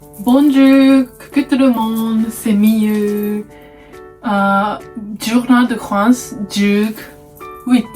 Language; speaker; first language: French; non-native, learner; Japanese